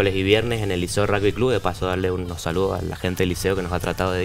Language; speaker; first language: Spanish; native; Spanish